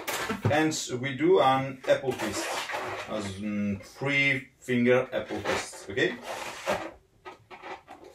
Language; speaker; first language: English; non-native, learner; Italian